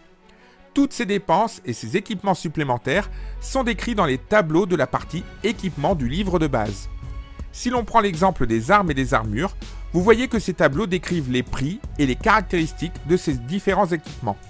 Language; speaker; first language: French; native; French